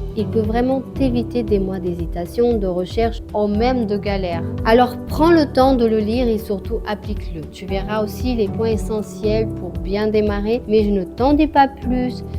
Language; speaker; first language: French; non-native, fluent; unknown